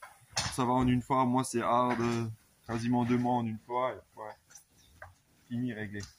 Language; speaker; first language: French; native; French